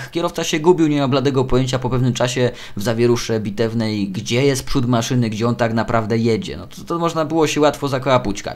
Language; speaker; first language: Polish; native; Polish